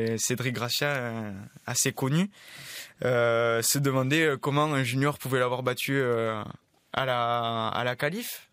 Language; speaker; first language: French; native; French